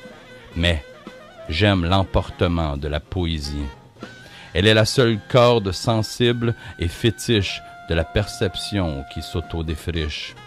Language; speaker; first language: French; native; French